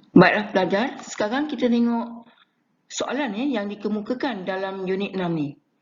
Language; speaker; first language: Malay; non-native, local second language; Chinese